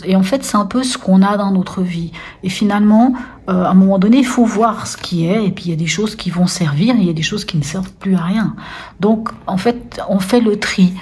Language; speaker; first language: French; native; French